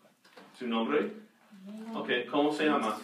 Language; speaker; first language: Spanish; non-native, fluent; English